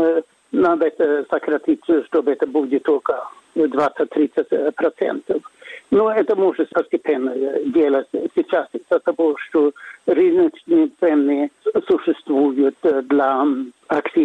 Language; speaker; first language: Russian; non-native, fluent; Swedish